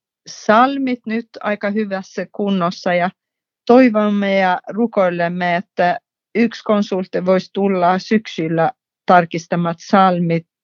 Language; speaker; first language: Finnish; non-native, fluent; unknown